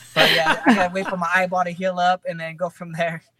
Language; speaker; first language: English; native; English